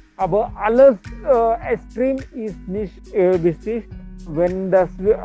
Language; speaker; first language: German; non-native, learner; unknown